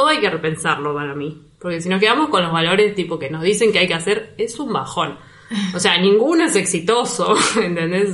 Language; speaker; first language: Spanish; native; Spanish